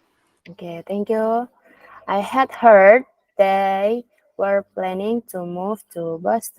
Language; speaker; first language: English; non-native, learner; Indonesian